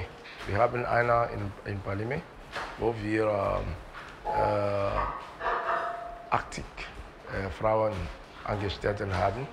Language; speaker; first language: German; non-native, learner; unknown